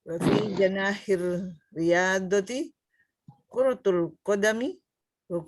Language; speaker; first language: Arabic; non-native, learner; Indonesian